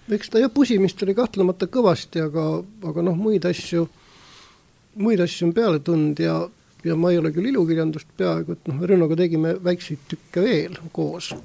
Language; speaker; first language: Estonian; native; Estonian